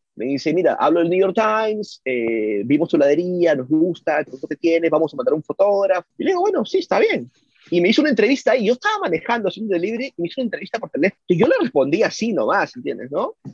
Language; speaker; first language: Spanish; native; Spanish